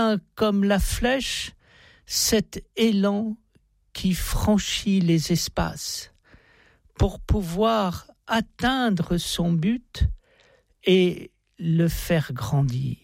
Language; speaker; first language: French; native; French